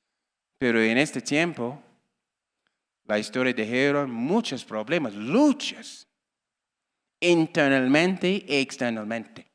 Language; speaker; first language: Spanish; non-native, learner; English